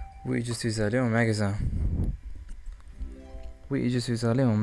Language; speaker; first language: French; non-native, learner; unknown